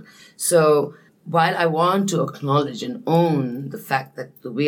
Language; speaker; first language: English; non-native, local second language; Nepali